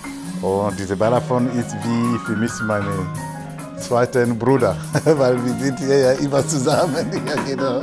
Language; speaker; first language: German; non-native, learner; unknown